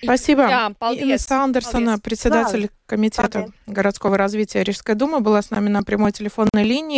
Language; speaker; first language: Russian; native; Russian